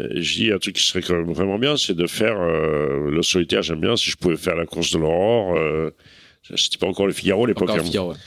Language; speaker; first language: French; native; French